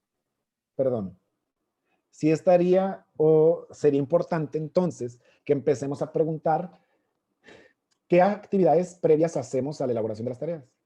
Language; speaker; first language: Spanish; native; Spanish